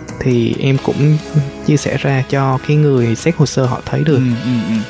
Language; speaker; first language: Vietnamese; native; Vietnamese